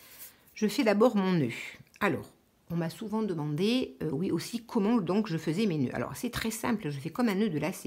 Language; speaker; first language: French; native; French